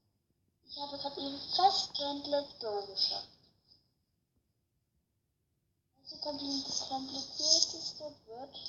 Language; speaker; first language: German; native; German